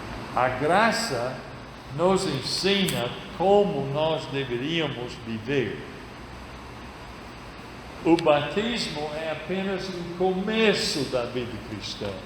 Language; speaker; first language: Portuguese; non-native, fluent; English